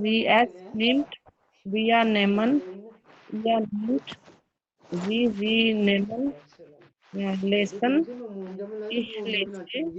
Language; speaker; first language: German; non-native, learner; Urdu